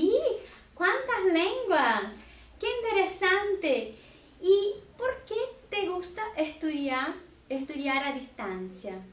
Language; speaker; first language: Spanish; non-native, fluent; Portuguese